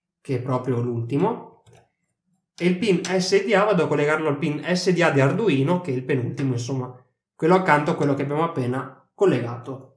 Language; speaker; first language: Italian; native; Italian